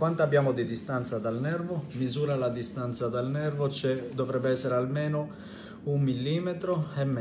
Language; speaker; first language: Italian; native; Italian